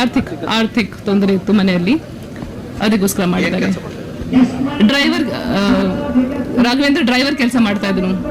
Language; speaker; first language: Kannada; non-native, fluent; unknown